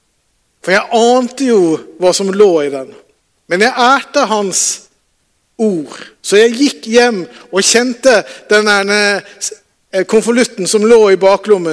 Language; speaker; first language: Norwegian; native; Norwegian